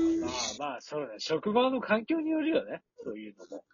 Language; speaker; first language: Japanese; native; Japanese